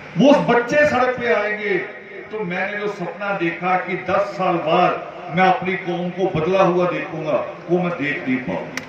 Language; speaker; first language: Hindi; non-native, local second language; Punjabi